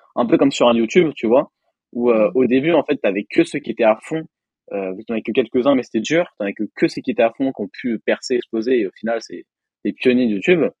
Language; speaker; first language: French; native; French